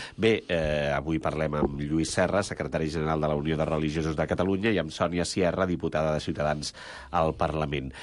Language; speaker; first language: Catalan; native; Catalan